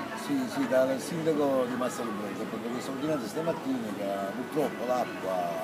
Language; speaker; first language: Italian; native; Italian